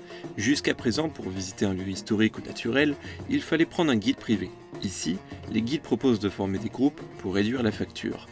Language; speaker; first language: French; native; French